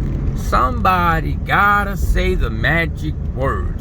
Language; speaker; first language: English; native; English